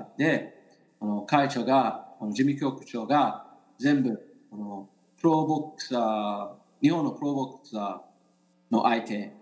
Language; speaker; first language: Japanese; non-native, learner; English